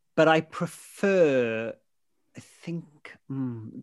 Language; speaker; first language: English; non-native, local second language; Welsh